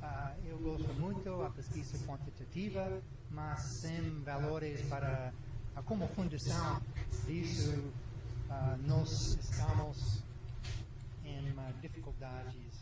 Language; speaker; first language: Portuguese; non-native, learner; English